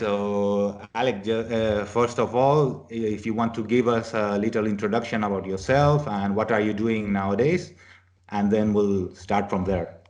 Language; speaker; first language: English; non-native, fluent; Spanish